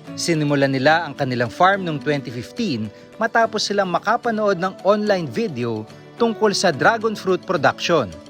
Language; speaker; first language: Filipino; native; Filipino